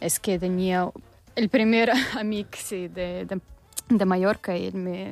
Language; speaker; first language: Catalan; non-native, learner; Russian